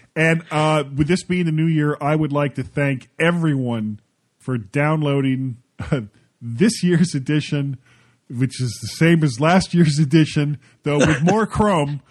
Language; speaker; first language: English; native; English